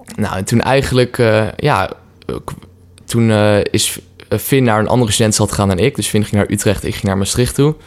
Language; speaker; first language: Dutch; native; Dutch